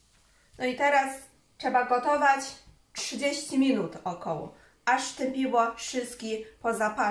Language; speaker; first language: Polish; non-native, learner; Chinese